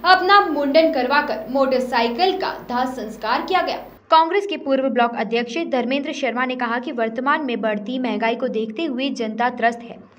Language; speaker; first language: Hindi; native; Hindi